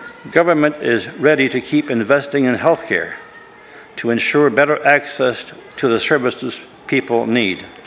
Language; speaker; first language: English; native; English